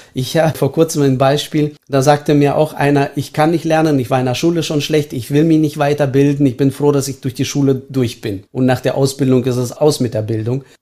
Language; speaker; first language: German; early bilingual, heritage; Estonian